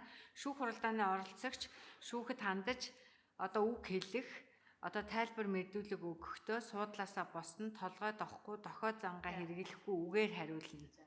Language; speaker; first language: Mongolian; native; Mongolian